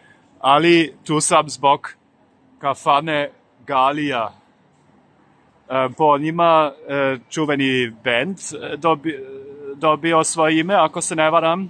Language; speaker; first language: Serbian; non-native, fluent; German